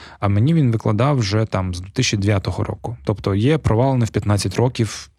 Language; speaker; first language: Ukrainian; non-native, local second language; Russian